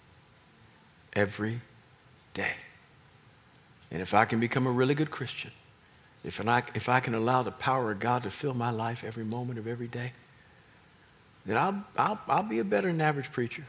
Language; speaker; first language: English; native; English